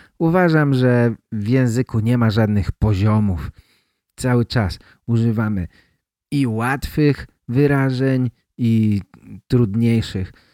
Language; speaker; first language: Polish; native; Polish